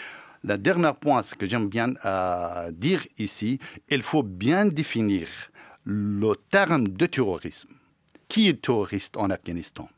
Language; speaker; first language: French; non-native, fluent; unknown